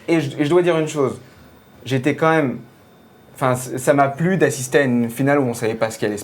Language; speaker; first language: French; native; French